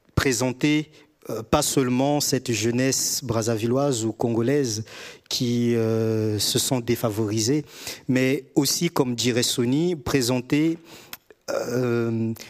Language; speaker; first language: French; native; French